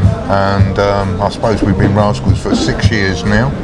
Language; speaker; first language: English; native; English